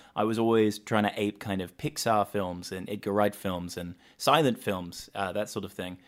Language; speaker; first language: English; native; English